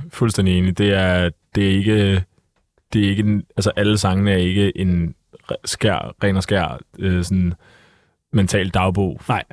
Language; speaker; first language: Danish; native; Danish